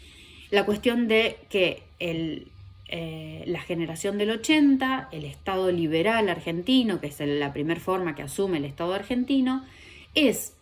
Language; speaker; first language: Spanish; native; Spanish